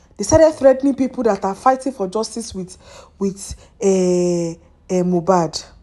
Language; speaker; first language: Nigerian Pidgin; non-native, local second language; Yoruba